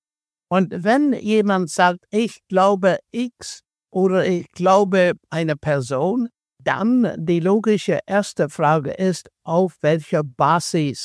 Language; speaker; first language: German; non-native, fluent; English